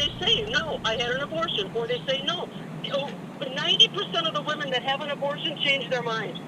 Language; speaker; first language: English; native; English